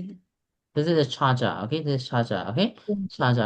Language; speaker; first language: English; non-native, fluent; Burmese